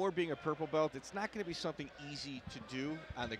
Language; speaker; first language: English; native; English